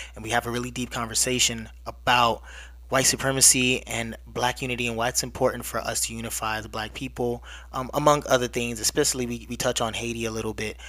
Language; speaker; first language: English; early bilingual, other home language; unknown